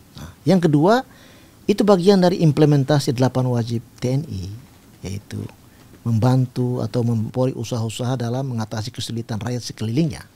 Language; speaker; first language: Indonesian; non-native, local second language; Tetum